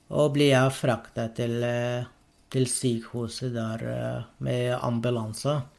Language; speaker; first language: Norwegian; non-native, fluent; Arabic